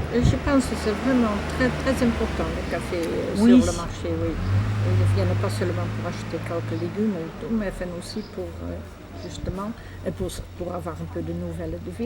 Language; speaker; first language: French; non-native, fluent; Dutch